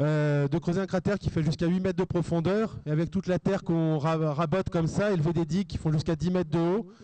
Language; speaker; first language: French; native; French